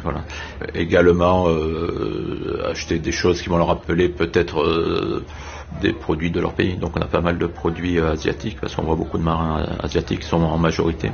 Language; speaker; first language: French; native; French